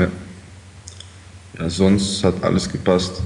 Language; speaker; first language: German; early bilingual, other home language; Ukrainian